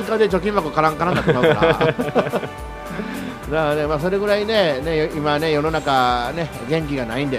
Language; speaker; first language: Japanese; native; Japanese